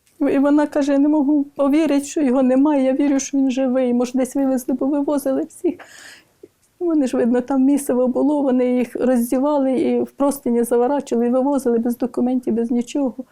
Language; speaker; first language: Ukrainian; native; Ukrainian